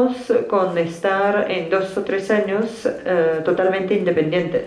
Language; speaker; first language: Spanish; native; Spanish